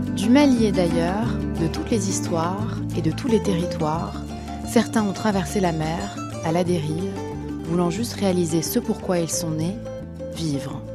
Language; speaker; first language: French; native; French